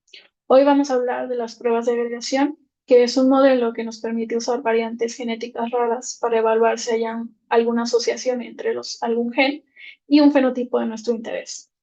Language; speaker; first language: Spanish; native; Spanish